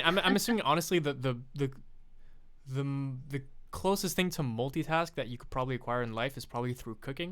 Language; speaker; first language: English; non-native, fluent; French